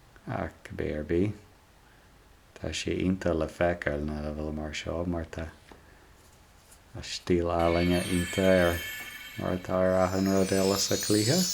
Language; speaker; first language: Irish; non-native, local second language; English